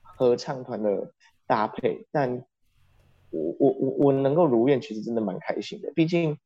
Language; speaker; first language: Chinese; non-native, local second language; Min Nan Chinese